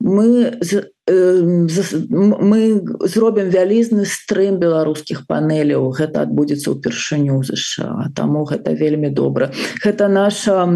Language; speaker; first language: Belarusian; non-native, local second language; Russian